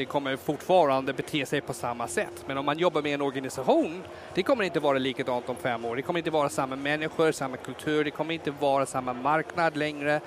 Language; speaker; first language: Swedish; non-native, fluent; English